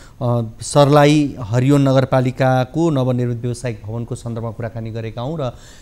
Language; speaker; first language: Nepali; native; Nepali